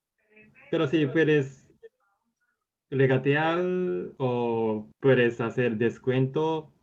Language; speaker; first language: Spanish; non-native, learner; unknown